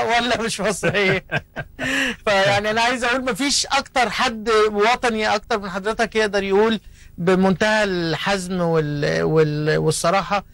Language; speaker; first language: Egyptian Arabic; native; Egyptian Arabic